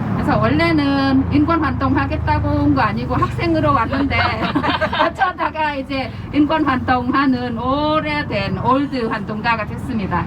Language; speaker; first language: Korean; non-native, fluent; Vietnamese